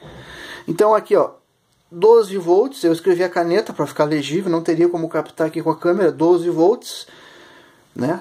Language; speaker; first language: Portuguese; native; Portuguese